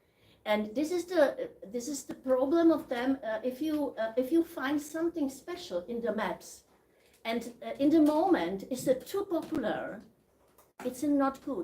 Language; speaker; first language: English; non-native, learner; Czech